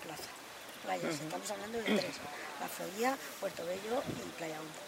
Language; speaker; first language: Spanish; native; Spanish